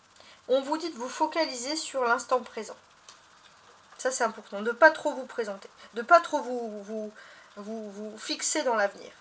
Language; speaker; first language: French; native; French